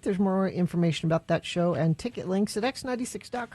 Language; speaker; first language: English; native; English